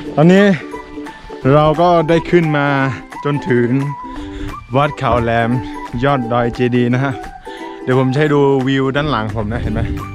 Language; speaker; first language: Thai; non-native, local second language; Karen languages